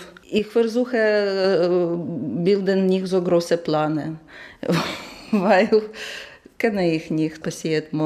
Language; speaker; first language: German; non-native, learner; Ukrainian